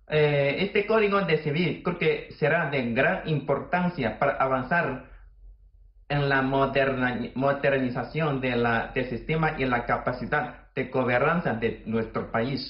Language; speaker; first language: Spanish; non-native, fluent; Chinese